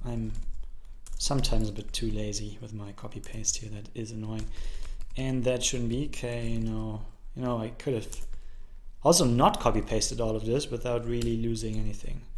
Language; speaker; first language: English; non-native, fluent; German